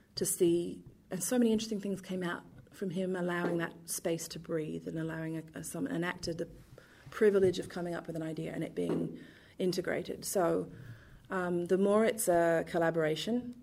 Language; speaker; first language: English; native; English